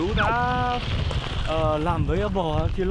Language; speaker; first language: Vietnamese; non-native, fluent; Korean